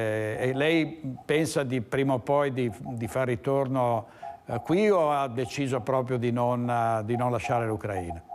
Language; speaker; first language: Italian; native; Italian